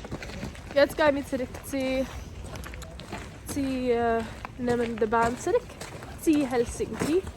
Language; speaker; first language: German; non-native, learner; English